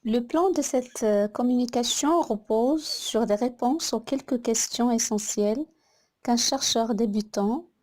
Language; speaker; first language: French; non-native, local second language; Arabic